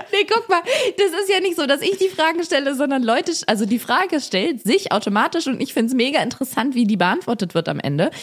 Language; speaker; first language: German; early bilingual, other home language; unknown